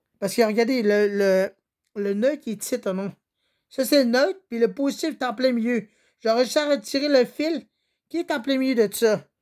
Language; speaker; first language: French; native; French